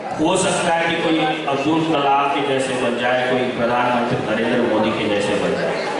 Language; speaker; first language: Hindi; non-native, local second language; Kannada